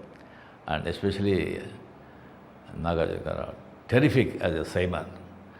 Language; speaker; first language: Telugu; non-native, fluent; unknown